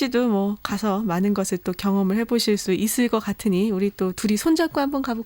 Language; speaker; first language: Korean; native; Korean